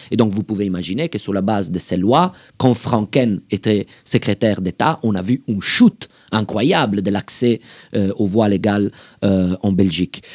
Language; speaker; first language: French; native; French